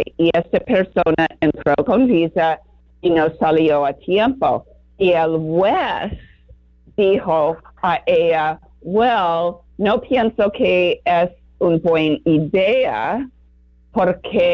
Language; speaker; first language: Spanish; non-native, learner; English